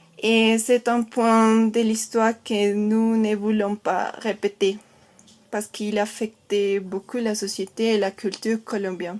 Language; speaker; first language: French; non-native, learner; Spanish